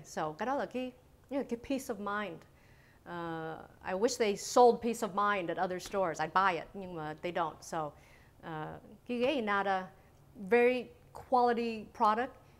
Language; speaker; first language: English; early bilingual, other home language; Vietnamese